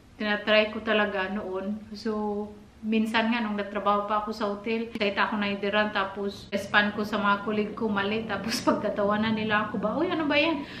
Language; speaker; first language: Filipino; non-native, local second language; Cebuano